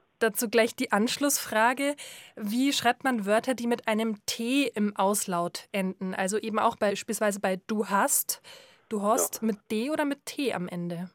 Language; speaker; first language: German; native; German